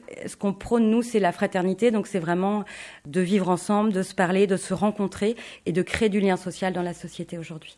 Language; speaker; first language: French; native; French